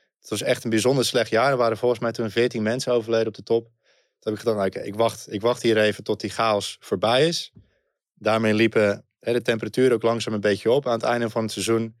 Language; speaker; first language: Dutch; native; Dutch